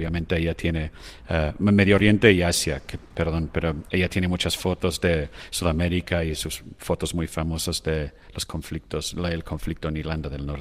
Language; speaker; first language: Spanish; non-native, fluent; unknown